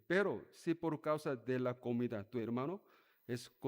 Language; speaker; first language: Spanish; non-native, learner; Korean